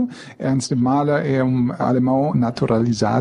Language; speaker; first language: Portuguese; non-native, fluent; German